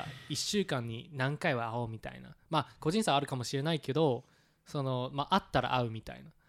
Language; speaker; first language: Japanese; non-native, fluent; Chinese